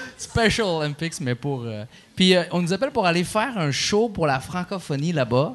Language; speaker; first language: French; early bilingual, other home language; Arabic